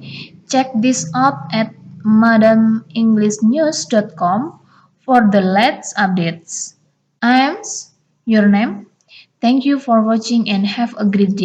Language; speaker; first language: English; non-native, learner; Indonesian